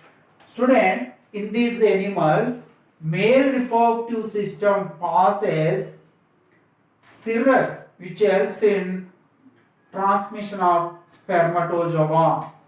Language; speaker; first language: English; non-native, local second language; Telugu